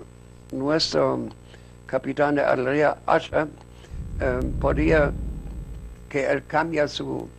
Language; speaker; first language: Spanish; non-native, fluent; German